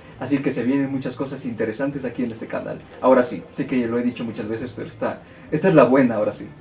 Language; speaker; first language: Spanish; native; Spanish